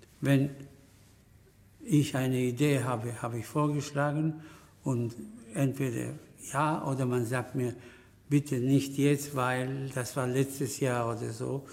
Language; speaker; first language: German; non-native, fluent; Spanish